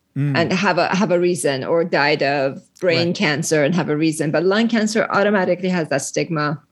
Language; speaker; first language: English; early bilingual, other home language; Persian